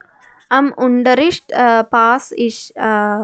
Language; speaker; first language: German; non-native, learner; Malayalam